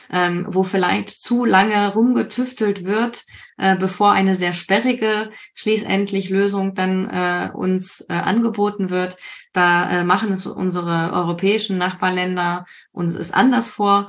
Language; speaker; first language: German; native; German